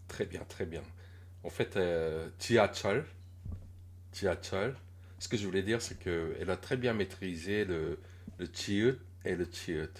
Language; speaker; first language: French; non-native, fluent; Korean